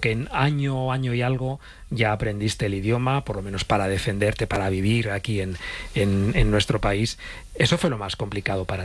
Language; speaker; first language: Spanish; native; Spanish